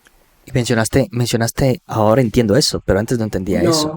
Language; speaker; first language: Spanish; native; Spanish